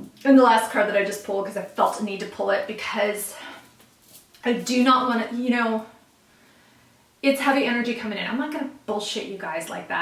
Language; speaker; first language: English; native; English